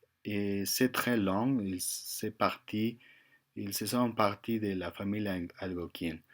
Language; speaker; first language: French; non-native, learner; Spanish